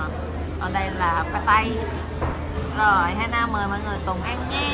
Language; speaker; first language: Vietnamese; native; Vietnamese